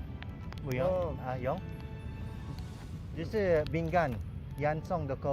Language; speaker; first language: Chinese; non-native, learner; Filipino